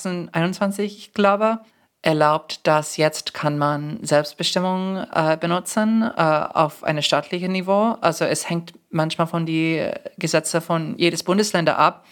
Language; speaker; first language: German; non-native, fluent; English